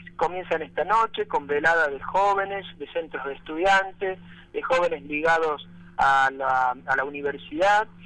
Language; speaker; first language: Spanish; native; Spanish